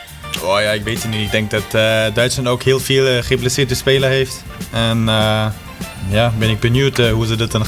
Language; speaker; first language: Dutch; non-native, fluent; German